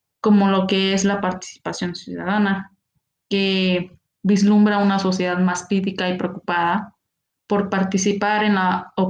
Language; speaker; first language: Spanish; native; Spanish